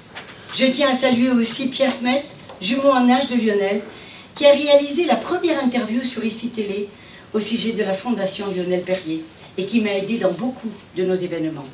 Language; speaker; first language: French; native; French